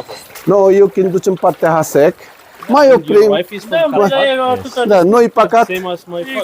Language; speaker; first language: Romanian; non-native, learner; Bangla